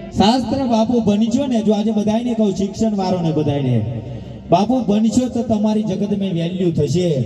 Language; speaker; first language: Gujarati; native; Gujarati